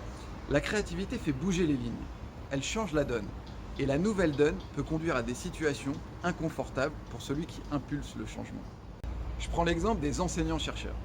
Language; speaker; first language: French; native; French